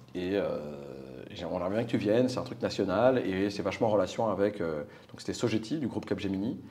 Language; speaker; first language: French; native; French